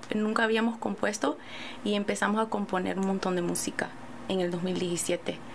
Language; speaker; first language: Spanish; early bilingual, other home language; English